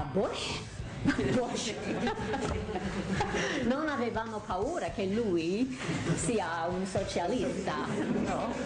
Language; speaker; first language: Italian; non-native, fluent; English